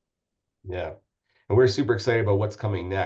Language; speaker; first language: English; native; English